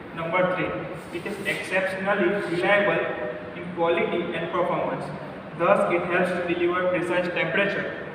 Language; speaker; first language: English; non-native, local second language; Gujarati